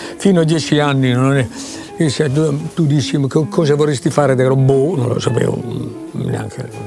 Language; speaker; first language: Italian; native; Italian